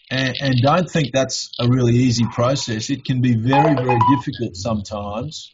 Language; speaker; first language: English; native; English